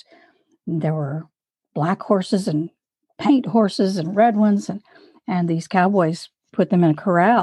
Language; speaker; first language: English; native; English